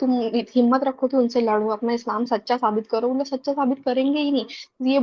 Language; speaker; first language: Hindi; native; Hindi